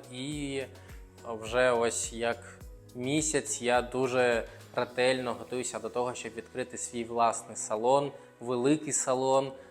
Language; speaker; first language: Ukrainian; non-native, local second language; Russian